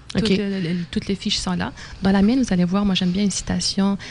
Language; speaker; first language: French; non-native, local second language; Arabic